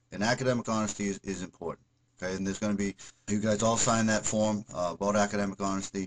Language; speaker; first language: English; native; English